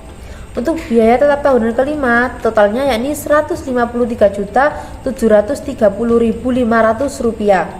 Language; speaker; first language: Indonesian; native; Indonesian